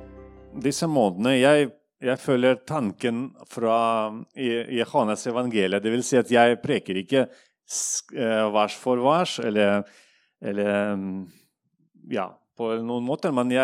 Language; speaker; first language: Norwegian; non-native, fluent; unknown